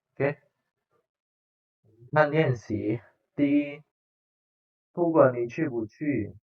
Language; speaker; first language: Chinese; non-native, fluent; Indonesian